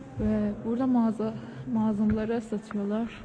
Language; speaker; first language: Turkish; non-native, learner; Persian